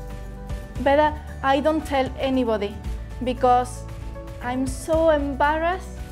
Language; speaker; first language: English; non-native, fluent; Spanish